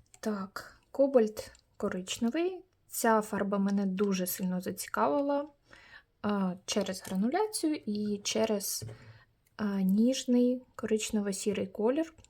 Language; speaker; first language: Ukrainian; native; Ukrainian